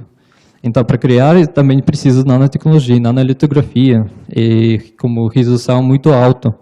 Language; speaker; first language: Portuguese; non-native, learner; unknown